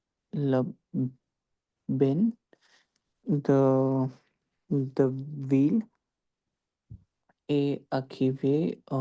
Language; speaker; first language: French; non-native, learner; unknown